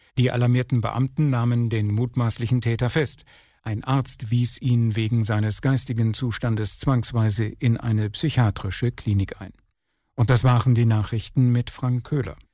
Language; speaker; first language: German; native; German